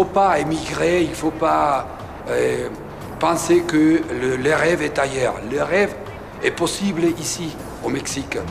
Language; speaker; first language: French; non-native, fluent; Spanish